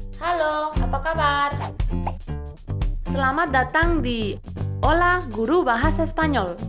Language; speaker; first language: Indonesian; non-native, fluent; Spanish